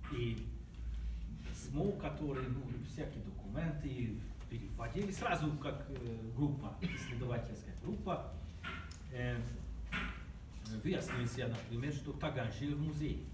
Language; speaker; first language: Russian; non-native, learner; Hungarian